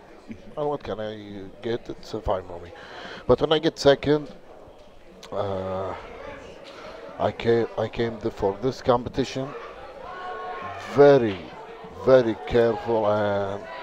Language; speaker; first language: English; non-native, learner; Arabic